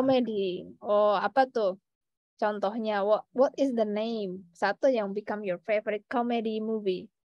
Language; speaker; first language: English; non-native, fluent; Indonesian